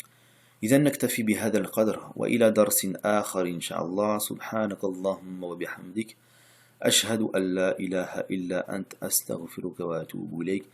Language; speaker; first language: Arabic; non-native, fluent; French